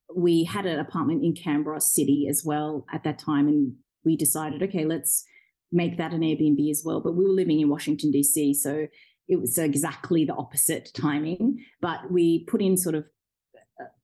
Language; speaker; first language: English; early bilingual, other home language; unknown